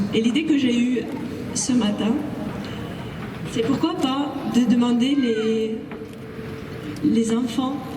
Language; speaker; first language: French; non-native, fluent; Ukrainian